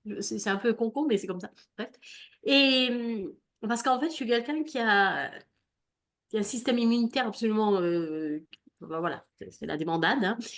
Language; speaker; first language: French; native; French